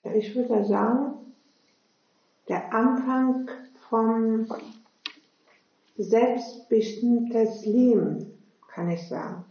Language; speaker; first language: German; non-native, fluent; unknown